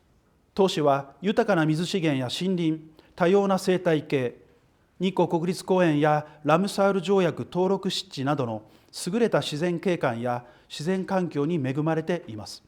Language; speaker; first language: Japanese; native; Japanese